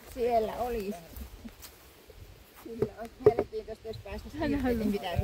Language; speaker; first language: Finnish; native; Finnish